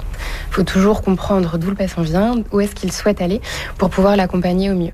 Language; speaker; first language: French; native; French